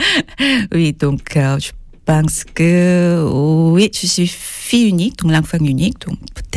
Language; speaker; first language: French; non-native, fluent; Korean